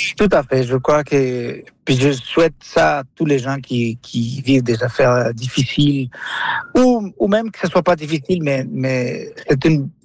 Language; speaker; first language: French; non-native, fluent; Spanish